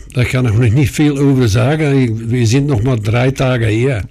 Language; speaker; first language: German; non-native, fluent; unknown